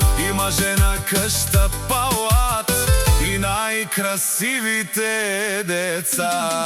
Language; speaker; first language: Bulgarian; non-native, local second language; Romany